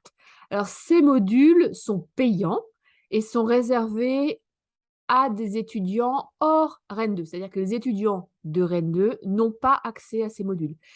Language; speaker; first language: French; native; French